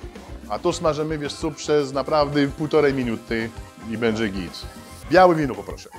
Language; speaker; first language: Polish; non-native, fluent; French